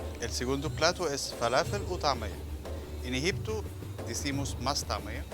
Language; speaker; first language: Spanish; non-native, fluent; Arabic